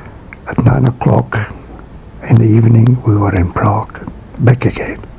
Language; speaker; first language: English; non-native, fluent; Czech